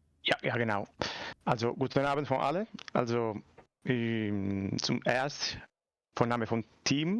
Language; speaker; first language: German; non-native, learner; Italian